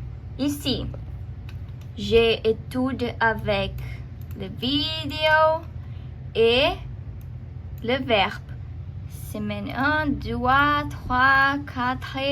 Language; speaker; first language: French; non-native, learner; Portuguese